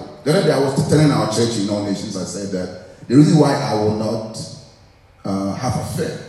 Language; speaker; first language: English; non-native, local second language; Akan